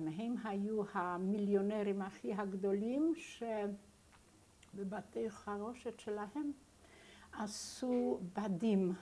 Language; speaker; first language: Hebrew; non-native, fluent; Yiddish